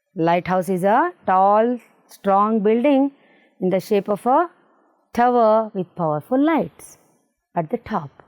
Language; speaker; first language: English; non-native, local second language; Kannada